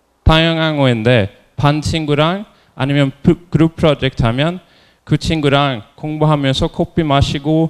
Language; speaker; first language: Korean; non-native, fluent; Norwegian